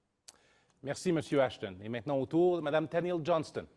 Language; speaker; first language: French; native; French